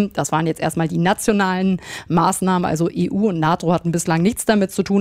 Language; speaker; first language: German; native; German